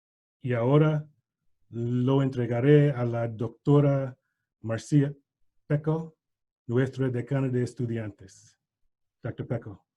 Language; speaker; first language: Spanish; non-native, learner; English